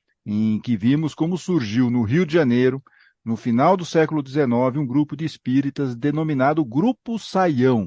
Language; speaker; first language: Portuguese; native; Portuguese